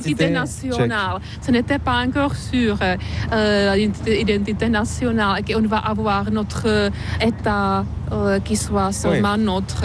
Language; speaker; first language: French; non-native, fluent; Czech